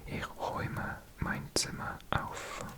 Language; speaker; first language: German; non-native, learner; English